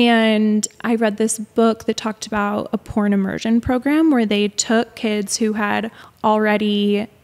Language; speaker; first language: English; native; English